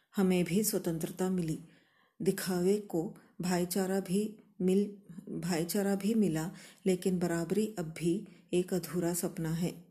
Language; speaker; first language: Hindi; non-native, local second language; Kannada